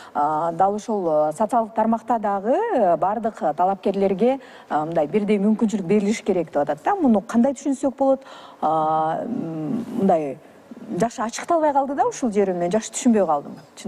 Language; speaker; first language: Kyrgyz; native; Kyrgyz